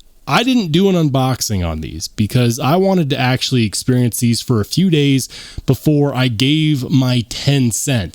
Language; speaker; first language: English; native; English